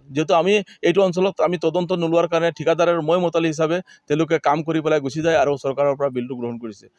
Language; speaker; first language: Assamese; non-native, local second language; Bangla